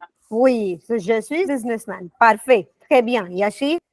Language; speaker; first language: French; non-native, fluent; Hindi